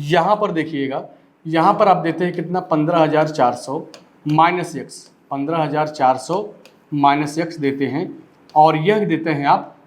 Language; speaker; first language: Hindi; native; Hindi